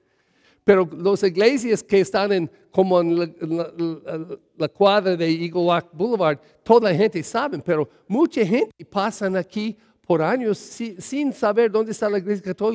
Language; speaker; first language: Spanish; early bilingual, heritage; English